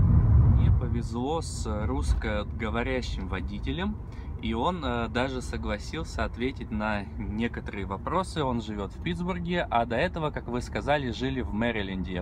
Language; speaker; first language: Russian; native; Russian